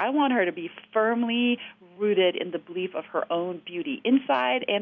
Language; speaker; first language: English; native; English